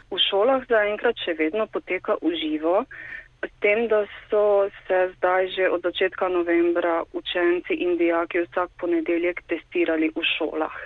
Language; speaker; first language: Slovenian; native; Slovenian